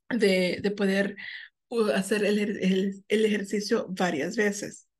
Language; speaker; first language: Spanish; non-native, fluent; English